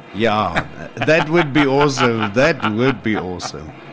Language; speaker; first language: English; non-native, local second language; Afrikaans